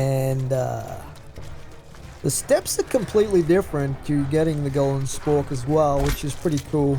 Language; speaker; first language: English; native; English